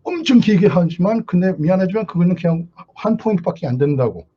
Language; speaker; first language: Korean; early bilingual, heritage; Korean